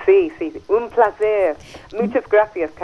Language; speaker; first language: Spanish; non-native, fluent; English